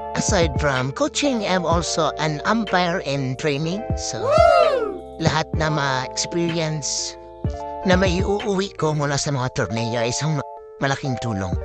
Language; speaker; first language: Filipino; non-native, local second language; Cebuano